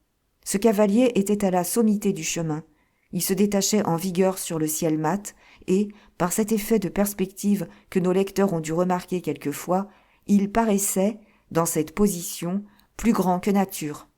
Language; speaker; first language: French; native; French